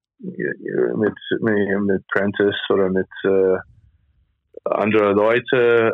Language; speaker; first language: German; non-native, fluent; English